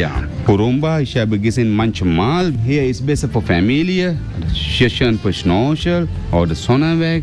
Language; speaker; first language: German; non-native, learner; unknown